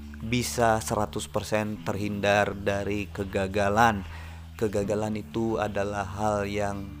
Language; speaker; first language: Indonesian; native; Indonesian